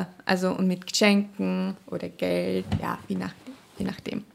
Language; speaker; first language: German; non-native, fluent; Nepali